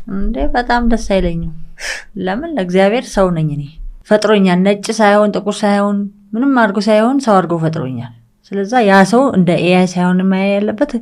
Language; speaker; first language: Amharic; early bilingual, other home language; English